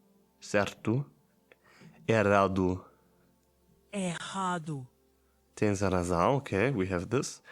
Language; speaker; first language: Portuguese; non-native, learner; German